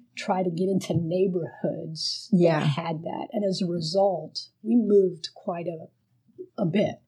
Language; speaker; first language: English; early bilingual, other home language; Spanish